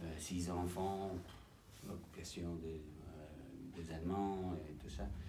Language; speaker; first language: French; non-native, fluent; English